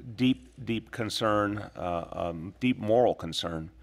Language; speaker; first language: English; native; English